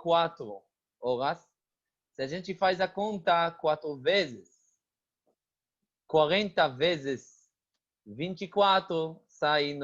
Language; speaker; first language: Portuguese; non-native, fluent; Hebrew